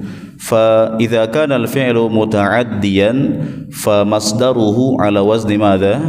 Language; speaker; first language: Arabic; non-native, fluent; Indonesian